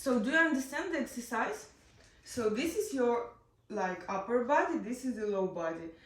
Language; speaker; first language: English; non-native, learner; Ukrainian